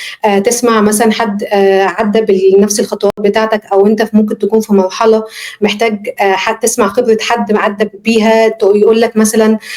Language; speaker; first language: Arabic; native; Arabic